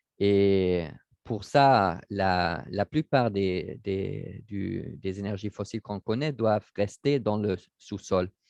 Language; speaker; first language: French; non-native, learner; German